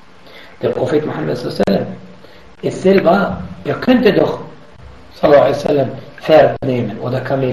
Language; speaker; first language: German; non-native, fluent; Arabic